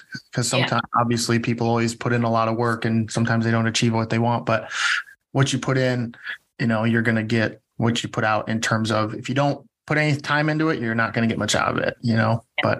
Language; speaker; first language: English; native; English